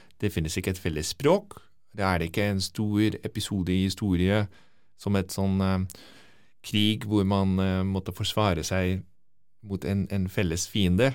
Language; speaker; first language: Norwegian; non-native, fluent; Dutch